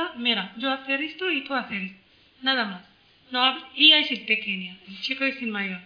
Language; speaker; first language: Spanish; non-native, learner; Arabic